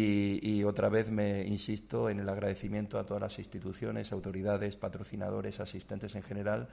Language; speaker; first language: Spanish; native; Spanish